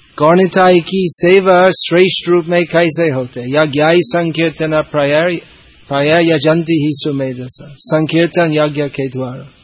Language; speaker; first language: Hindi; non-native, fluent; English